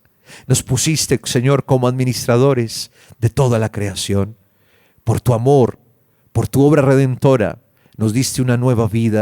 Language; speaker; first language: Spanish; native; Spanish